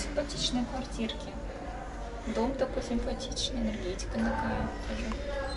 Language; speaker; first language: Russian; native; Russian